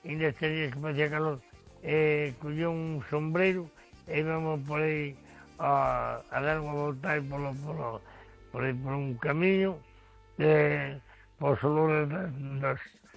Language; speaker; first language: Spanish; non-native, local second language; Galician